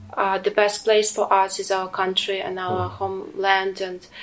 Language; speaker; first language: English; non-native, fluent; Ukrainian